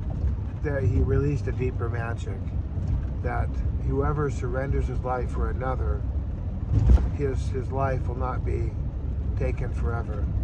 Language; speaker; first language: English; native; English